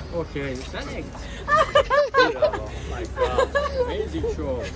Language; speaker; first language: English; non-native, learner; Turkish